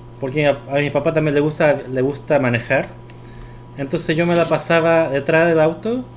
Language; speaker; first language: Spanish; early bilingual, other home language; Korean